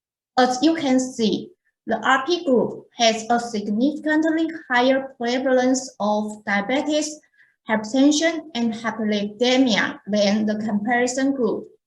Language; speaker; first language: English; non-native, fluent; Chinese